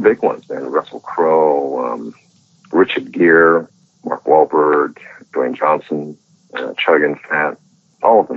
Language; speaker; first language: English; non-native, local second language; Cantonese